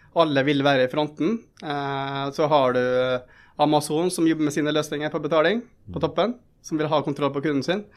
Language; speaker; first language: Norwegian; early bilingual, other home language; Tamil